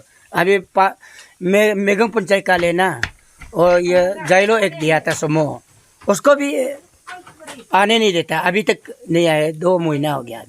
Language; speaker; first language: Hindi; non-native, local second language; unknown